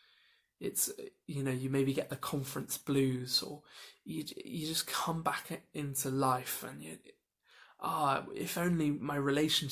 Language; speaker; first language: English; native; English